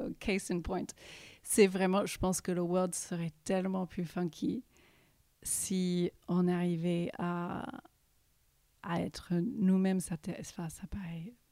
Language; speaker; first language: French; early bilingual, heritage; English